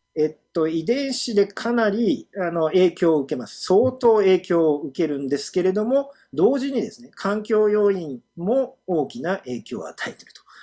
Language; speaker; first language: Japanese; native; Japanese